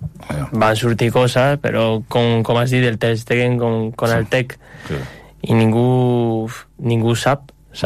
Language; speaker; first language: Catalan; non-native, local second language; Spanish